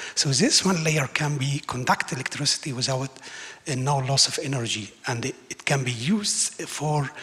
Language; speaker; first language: English; non-native, fluent; Arabic